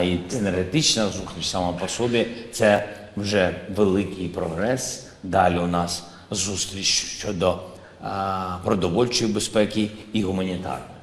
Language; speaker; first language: Ukrainian; non-native, local second language; Russian